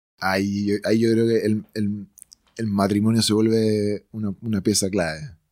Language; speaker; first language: Spanish; native; Spanish